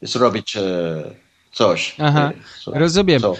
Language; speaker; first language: Polish; non-native, learner; Spanish